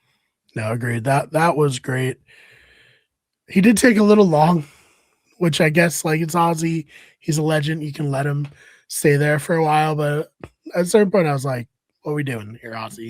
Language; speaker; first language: English; native; English